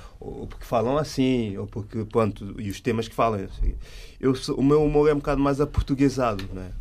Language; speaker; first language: Portuguese; native; Portuguese